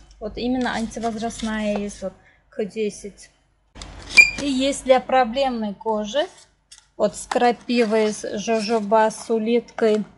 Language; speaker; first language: Russian; non-native, learner; Turkish